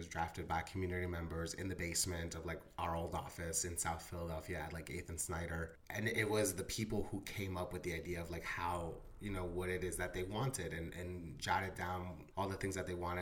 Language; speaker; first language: English; early bilingual, other home language; Spanish